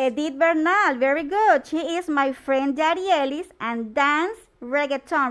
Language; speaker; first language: English; non-native, fluent; Spanish